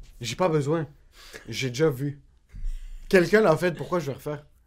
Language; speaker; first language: French; native; French